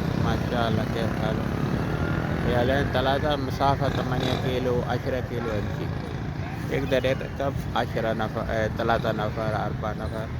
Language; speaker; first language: Arabic; non-native, learner; Urdu